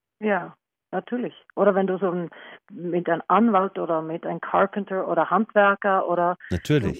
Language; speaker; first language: German; non-native, learner; Norwegian